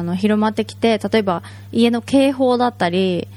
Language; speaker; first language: Japanese; native; Japanese